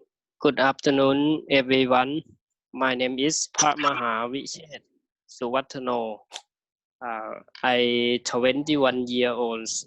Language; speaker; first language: English; non-native, learner; Thai